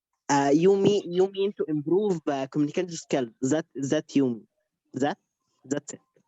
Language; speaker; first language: English; non-native, learner; Spanish